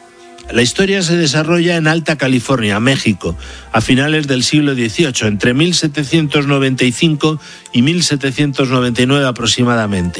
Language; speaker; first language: Spanish; native; Spanish